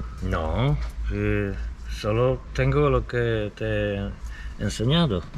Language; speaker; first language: Spanish; non-native, fluent; Polish